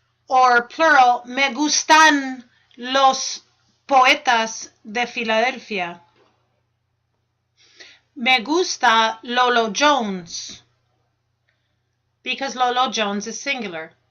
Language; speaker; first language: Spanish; non-native, fluent; English